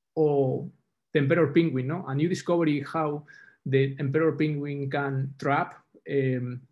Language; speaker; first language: English; non-native, fluent; Spanish